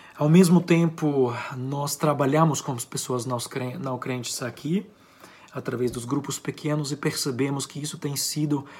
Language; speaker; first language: Portuguese; non-native, fluent; Ukrainian